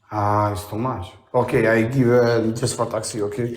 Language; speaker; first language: English; non-native, learner; Albanian